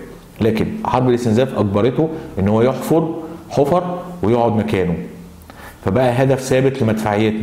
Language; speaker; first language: Arabic; native; Arabic